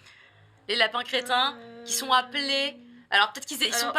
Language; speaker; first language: French; native; French